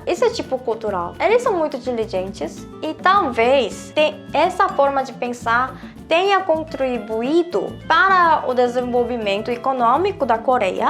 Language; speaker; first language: Portuguese; non-native, fluent; Korean